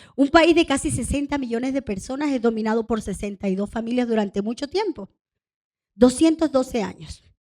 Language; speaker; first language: Spanish; non-native, local second language; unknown